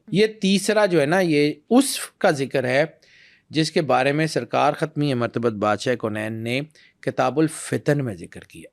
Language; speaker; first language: Urdu; non-native, local second language; Punjabi